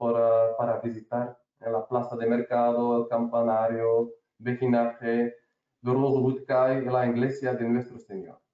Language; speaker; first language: Spanish; non-native, learner; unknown